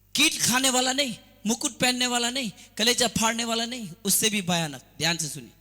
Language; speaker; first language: Hindi; non-native, local second language; Assamese